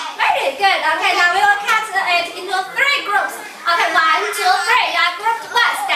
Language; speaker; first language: English; non-native, learner; Chinese